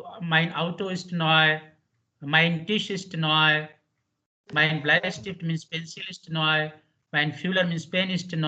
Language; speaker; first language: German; non-native, fluent; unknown